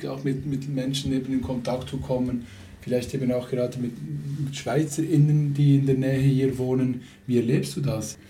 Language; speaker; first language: German; native; German